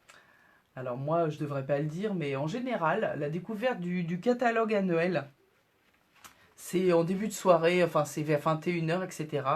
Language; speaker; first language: French; native; French